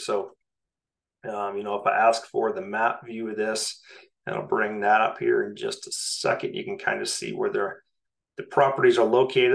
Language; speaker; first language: English; native; English